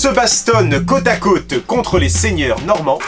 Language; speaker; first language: French; native; French